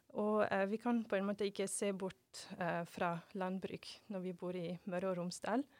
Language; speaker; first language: Norwegian; non-native, fluent; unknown